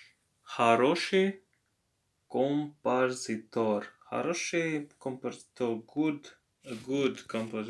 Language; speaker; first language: Russian; non-native, learner; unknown